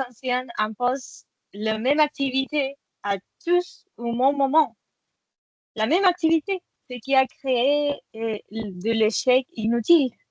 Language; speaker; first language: French; non-native, fluent; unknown